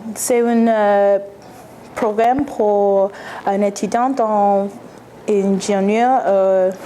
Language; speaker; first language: French; non-native, fluent; English